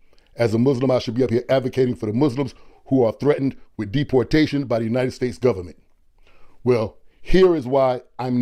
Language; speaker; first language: English; native; English